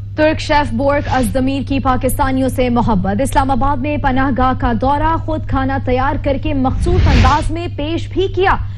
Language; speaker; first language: Urdu; native; Urdu